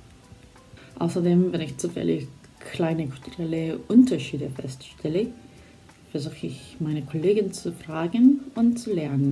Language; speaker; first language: German; non-native, fluent; Korean